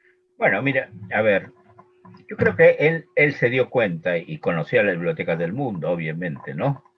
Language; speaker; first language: Spanish; native; Spanish